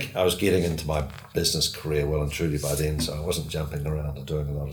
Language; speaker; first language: English; native; English